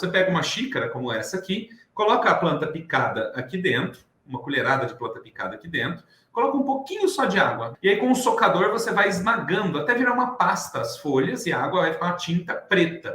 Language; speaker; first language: Portuguese; native; Portuguese